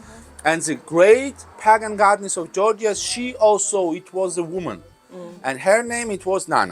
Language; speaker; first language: English; non-native, learner; Georgian